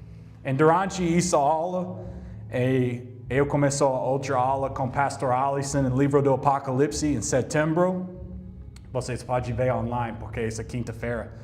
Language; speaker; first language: Portuguese; non-native, learner; English